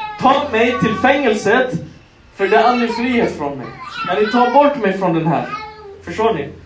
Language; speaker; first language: Swedish; non-native, local second language; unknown